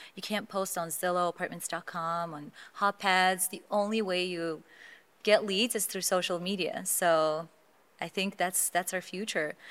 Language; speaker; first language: English; non-native, fluent; Azerbaijani